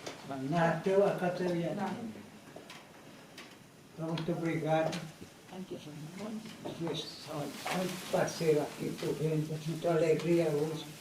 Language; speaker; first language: Portuguese; non-native, local second language; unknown